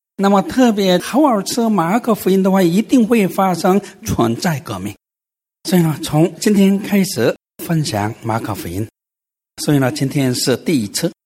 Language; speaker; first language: Chinese; non-native, fluent; Korean